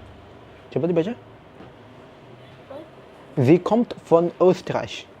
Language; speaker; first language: German; non-native, learner; Indonesian